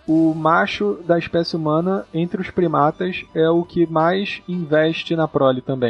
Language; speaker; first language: Portuguese; native; Portuguese